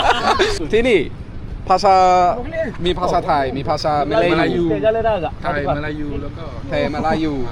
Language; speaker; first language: Thai; non-native, learner; English